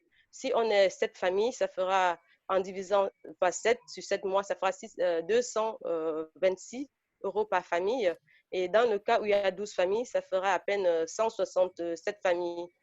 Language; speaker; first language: French; native; French